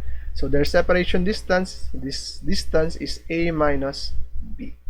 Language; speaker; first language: English; non-native, local second language; Filipino